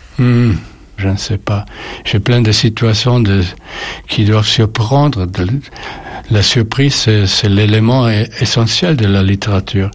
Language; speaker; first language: French; non-native, fluent; German